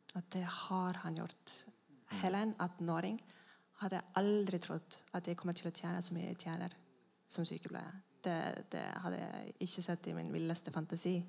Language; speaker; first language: Norwegian; non-native, fluent; Estonian